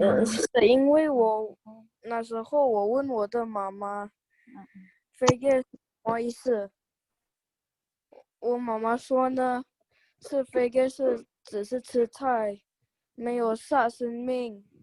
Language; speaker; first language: Chinese; non-native, local second language; Indonesian